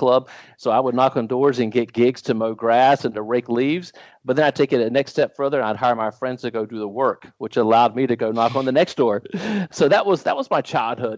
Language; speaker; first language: English; native; English